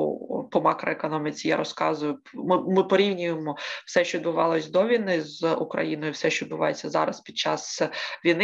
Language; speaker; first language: Ukrainian; native; Ukrainian